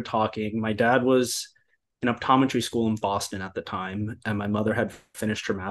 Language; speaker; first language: English; native; English